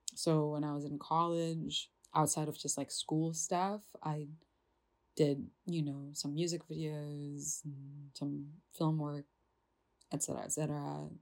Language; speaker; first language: English; non-native, fluent; Indonesian